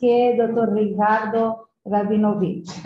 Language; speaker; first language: Spanish; non-native, fluent; Portuguese